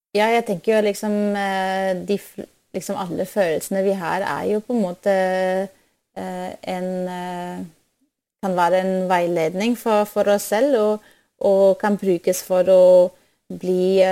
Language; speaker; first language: Norwegian; non-native, fluent; German